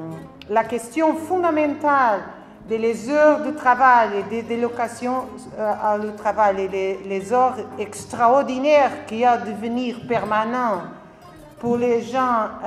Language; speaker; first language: French; non-native, learner; Spanish